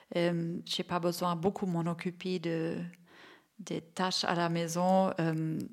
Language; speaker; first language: French; non-native, fluent; German